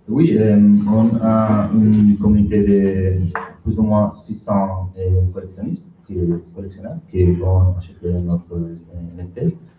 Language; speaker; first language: French; non-native, learner; Spanish